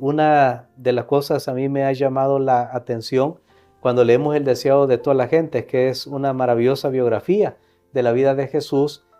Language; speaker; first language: Spanish; native; Spanish